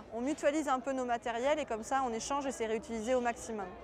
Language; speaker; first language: French; native; French